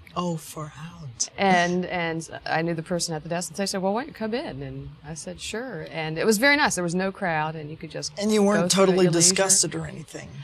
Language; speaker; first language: English; native; English